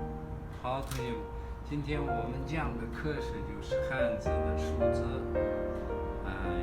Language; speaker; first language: Chinese; non-native, fluent; Kazakh